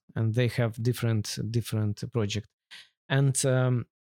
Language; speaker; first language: English; non-native, learner; Ukrainian